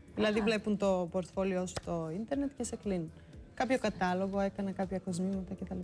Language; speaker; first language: Greek; non-native, fluent; Serbian